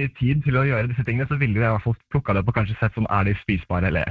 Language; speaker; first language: Norwegian; native; Norwegian